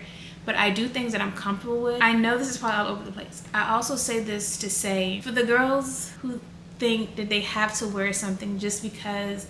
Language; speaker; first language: English; native; English